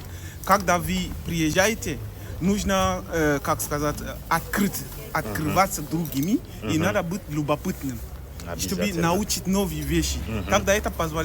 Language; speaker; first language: Russian; non-native, fluent; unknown